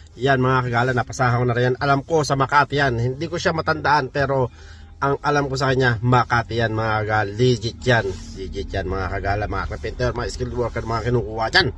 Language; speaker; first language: Filipino; native; Filipino